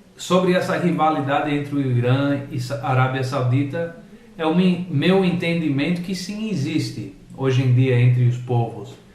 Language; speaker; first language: Portuguese; early bilingual, heritage; English